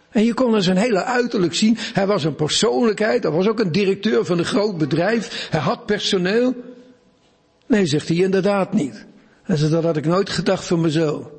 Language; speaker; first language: Dutch; native; Dutch